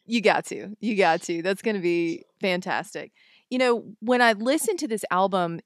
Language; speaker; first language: English; native; English